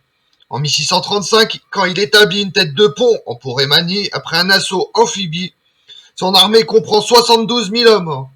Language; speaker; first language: French; native; French